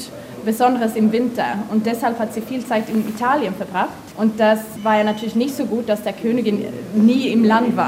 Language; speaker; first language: German; non-native, fluent; Swedish